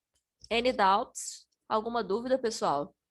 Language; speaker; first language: Portuguese; native; Portuguese